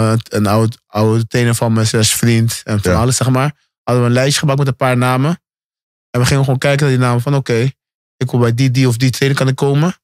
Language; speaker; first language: Dutch; native; Dutch